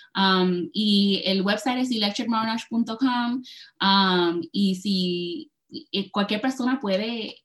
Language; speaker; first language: Spanish; early bilingual, heritage; Spanish